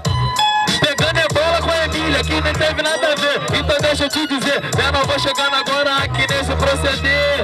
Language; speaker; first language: Portuguese; native; Portuguese